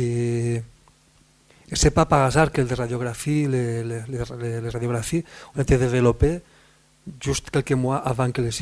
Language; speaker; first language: French; non-native, fluent; Spanish